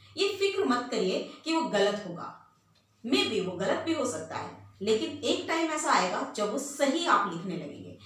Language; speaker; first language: Hindi; native; Hindi